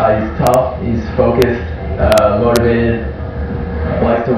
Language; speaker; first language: English; native; English